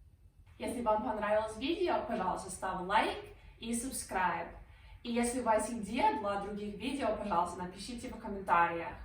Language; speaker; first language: Russian; non-native, fluent; English